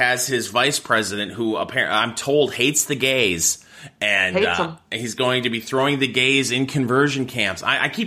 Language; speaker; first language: English; native; English